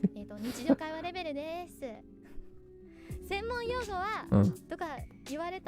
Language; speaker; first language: Japanese; non-native, fluent; English